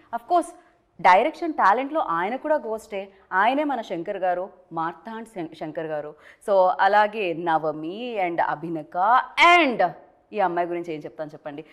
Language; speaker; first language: Telugu; native; Telugu